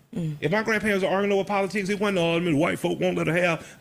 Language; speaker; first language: English; native; English